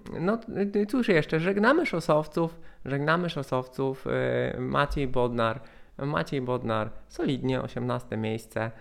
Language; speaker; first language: Polish; native; Polish